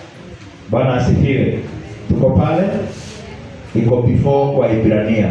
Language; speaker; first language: Swahili; non-native, local second language; Kikuyu